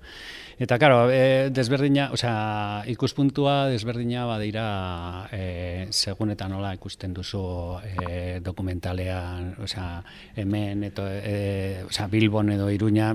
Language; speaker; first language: Basque; non-native, local second language; Spanish